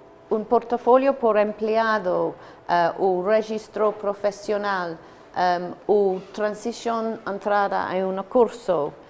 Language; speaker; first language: Spanish; non-native, learner; English